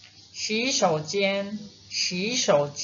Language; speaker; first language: Chinese; non-native, fluent; Indonesian